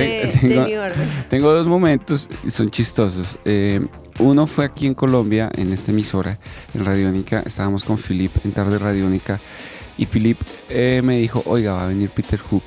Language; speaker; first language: Spanish; native; Spanish